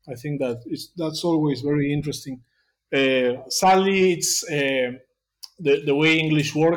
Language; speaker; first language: English; non-native, fluent; Spanish